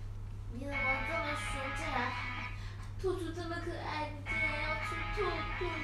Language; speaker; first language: Chinese; native; Chinese